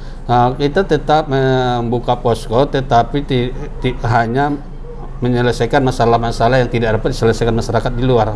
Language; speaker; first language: Indonesian; native; Indonesian